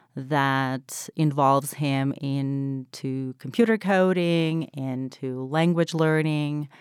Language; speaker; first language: English; non-native, fluent; Ukrainian